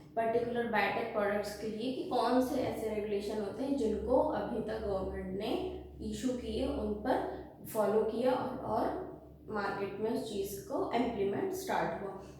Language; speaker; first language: Hindi; native; Hindi